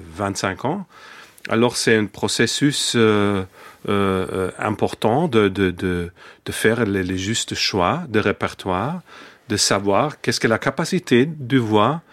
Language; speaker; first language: French; non-native, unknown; German